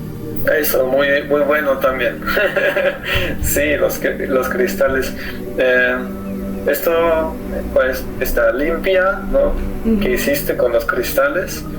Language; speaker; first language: Spanish; non-native, fluent; German